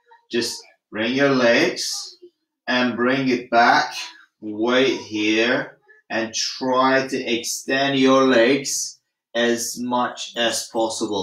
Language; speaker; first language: English; non-native, fluent; Turkish